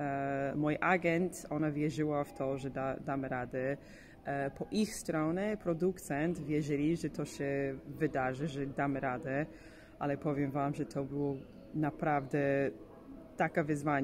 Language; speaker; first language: Polish; early bilingual, heritage; English